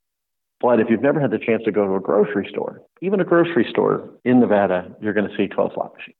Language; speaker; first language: English; native; English